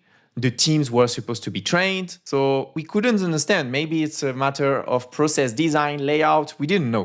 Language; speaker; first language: English; non-native, fluent; French